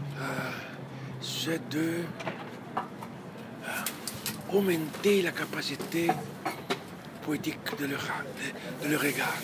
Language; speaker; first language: French; non-native, learner; Portuguese